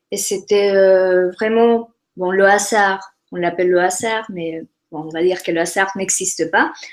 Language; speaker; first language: French; non-native, fluent; Spanish